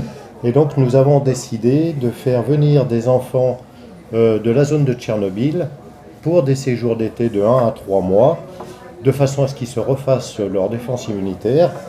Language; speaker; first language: French; native; French